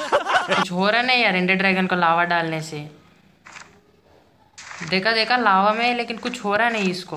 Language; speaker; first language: Hindi; native; Hindi